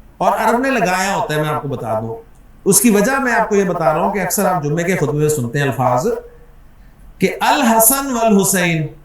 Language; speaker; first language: Urdu; non-native, local second language; Punjabi